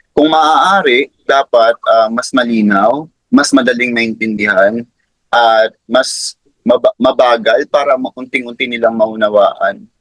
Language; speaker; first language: Filipino; native; Filipino